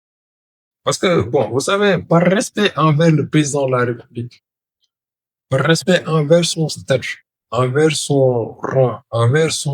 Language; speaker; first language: French; non-native, local second language; Wolof